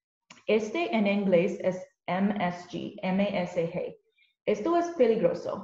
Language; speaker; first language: Spanish; non-native, learner; English